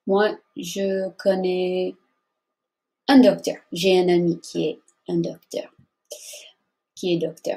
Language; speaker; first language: French; non-native, fluent; English